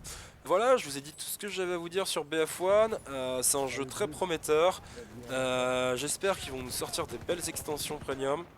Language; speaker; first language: French; native; French